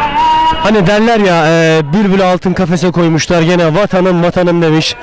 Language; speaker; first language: Turkish; native; Turkish